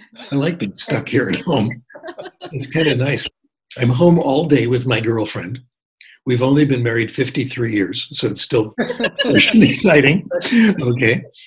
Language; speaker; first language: English; native; English